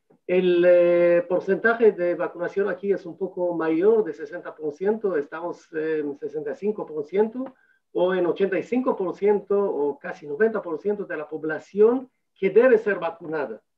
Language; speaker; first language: Spanish; non-native, fluent; Hebrew